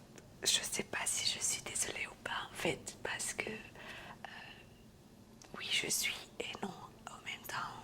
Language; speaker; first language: French; non-native, fluent; Romanian